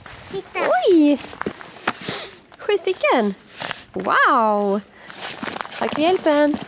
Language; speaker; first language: Swedish; native; Swedish